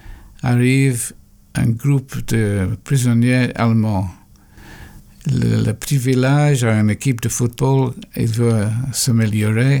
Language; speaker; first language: French; non-native, fluent; English